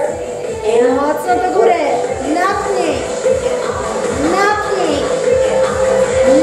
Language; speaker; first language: Polish; native; Polish